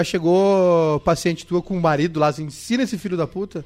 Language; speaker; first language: Portuguese; native; Portuguese